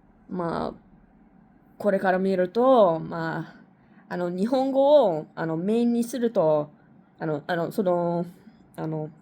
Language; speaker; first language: Japanese; non-native, learner; English